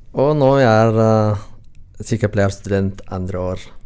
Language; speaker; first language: Norwegian; non-native, learner; Tigrinya